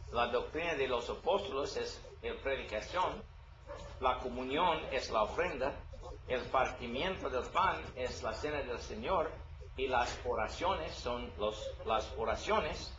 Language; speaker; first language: Spanish; non-native, learner; English